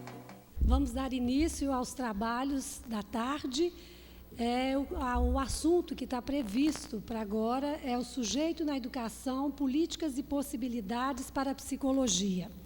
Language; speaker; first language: Portuguese; native; Portuguese